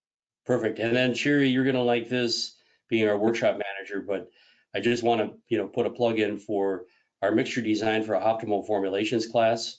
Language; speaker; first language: English; native; English